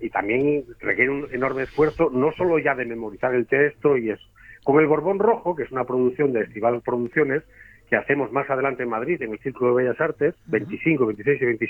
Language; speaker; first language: Spanish; native; Spanish